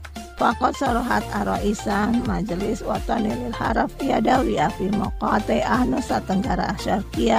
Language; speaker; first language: Arabic; non-native, fluent; Indonesian